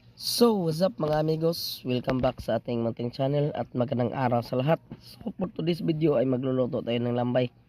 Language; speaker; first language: Filipino; non-native, local second language; Cebuano